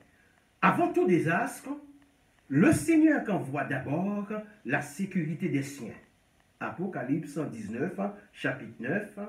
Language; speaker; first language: French; non-native, local second language; Haitian Creole